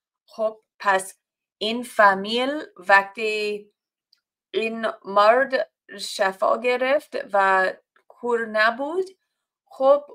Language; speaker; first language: Persian; non-native, fluent; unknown